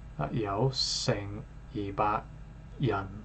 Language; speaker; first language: Cantonese; non-native, learner; English